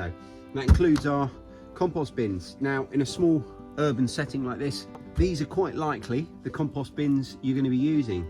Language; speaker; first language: English; native; English